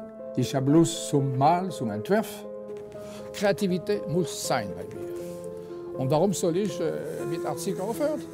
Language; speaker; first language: German; non-native, fluent; French